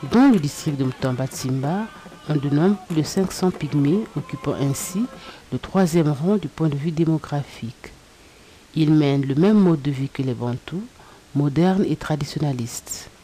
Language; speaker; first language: French; non-native, local second language; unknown